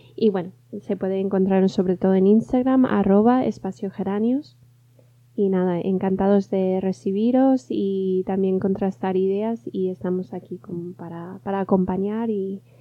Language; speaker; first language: Spanish; non-native, fluent; English